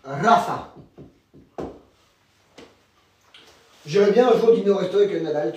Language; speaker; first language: French; native; French